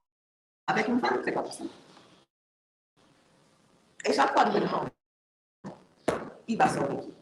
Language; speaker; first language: French; non-native, learner; English